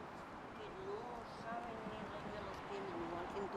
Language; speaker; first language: Spanish; native; Spanish